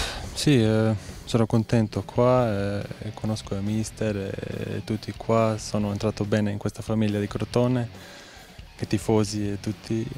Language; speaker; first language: Italian; non-native, learner; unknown